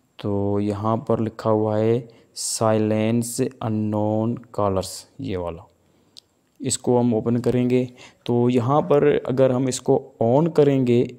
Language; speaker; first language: Urdu; non-native, local second language; Sindhi